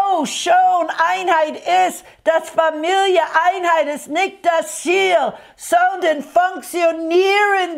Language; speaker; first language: German; non-native, fluent; English